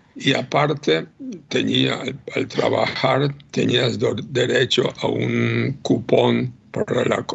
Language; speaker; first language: Spanish; non-native, fluent; Polish